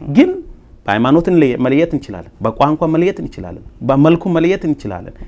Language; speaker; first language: Amharic; non-native, local second language; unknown